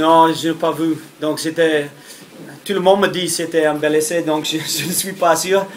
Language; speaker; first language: French; non-native, fluent; English